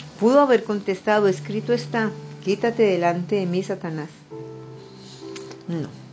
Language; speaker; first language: Spanish; native; Spanish